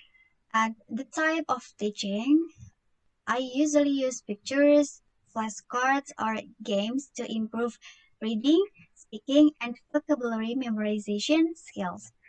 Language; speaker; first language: English; non-native, learner; Indonesian